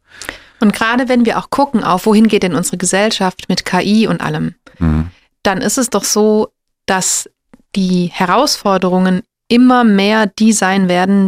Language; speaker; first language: German; native; German